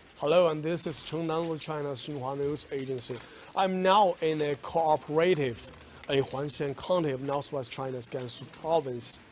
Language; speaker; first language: English; non-native, fluent; Chinese